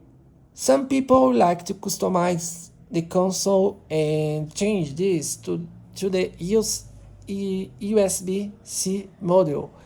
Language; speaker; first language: English; non-native, learner; Portuguese